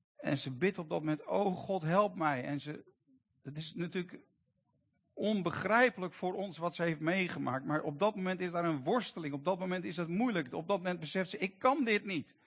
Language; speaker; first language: Dutch; native; Dutch